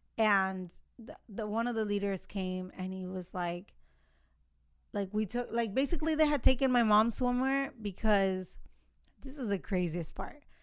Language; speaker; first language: English; early bilingual, other home language; Spanish